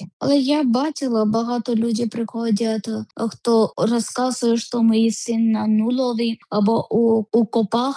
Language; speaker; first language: Ukrainian; non-native, learner; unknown